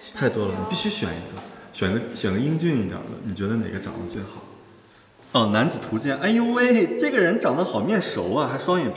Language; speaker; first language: Chinese; native; Chinese